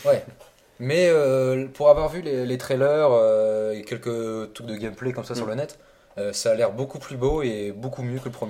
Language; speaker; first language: French; native; French